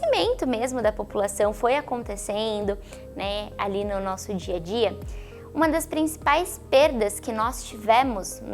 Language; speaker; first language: Portuguese; native; Portuguese